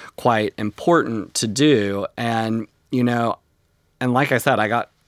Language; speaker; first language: English; native; English